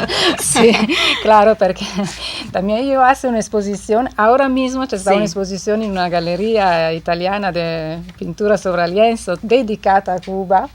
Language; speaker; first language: Spanish; non-native, fluent; Italian